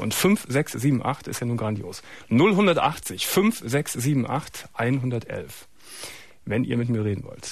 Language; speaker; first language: German; native; German